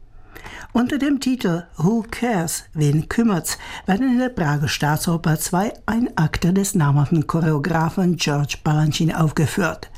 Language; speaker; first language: German; native; German